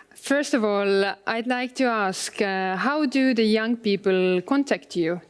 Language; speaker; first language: English; non-native, fluent; Estonian